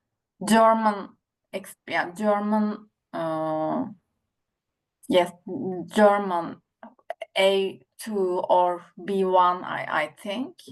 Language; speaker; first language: English; non-native, learner; Turkish